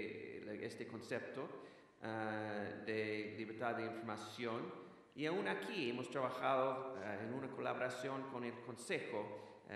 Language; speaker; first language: Spanish; non-native, fluent; English